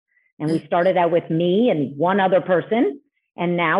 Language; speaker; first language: English; native; English